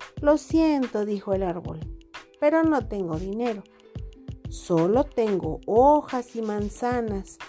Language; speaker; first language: Spanish; non-native, fluent; Portuguese